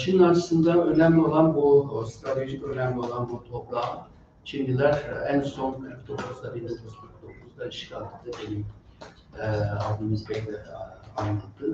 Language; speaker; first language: Turkish; non-native, fluent; Uyghur